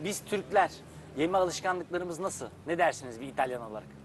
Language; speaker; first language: Turkish; native; Turkish